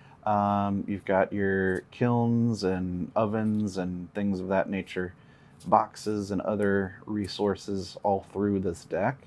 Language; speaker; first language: English; native; English